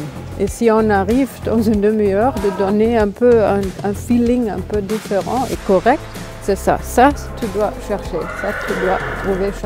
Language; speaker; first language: French; non-native, fluent; German